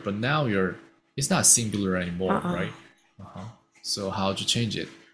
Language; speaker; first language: English; non-native, fluent; Korean